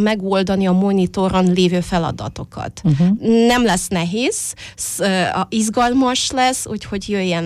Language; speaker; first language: Hungarian; non-native, fluent; Russian